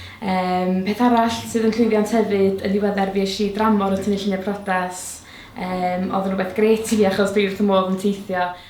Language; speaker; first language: Welsh; native; Welsh